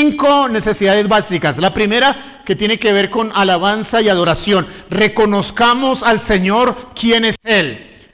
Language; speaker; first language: Spanish; native; Spanish